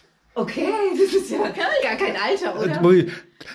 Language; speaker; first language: German; native; German